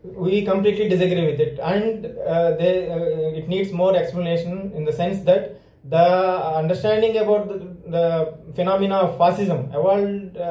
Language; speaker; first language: English; non-native, local second language; Telugu